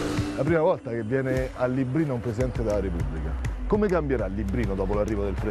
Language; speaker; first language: Italian; native; Italian